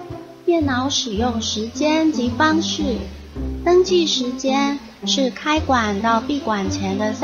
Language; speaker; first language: Chinese; native; Chinese